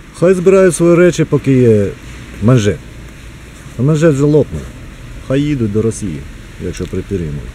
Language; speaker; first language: Ukrainian; non-native, local second language; Crimean Tatar